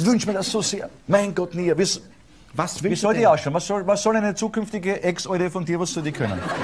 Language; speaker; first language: German; native; German